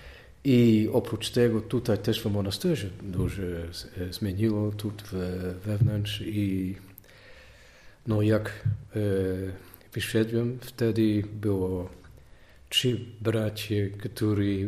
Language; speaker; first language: Polish; non-native, learner; Dutch